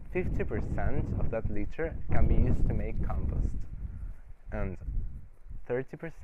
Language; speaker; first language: English; non-native, fluent; Spanish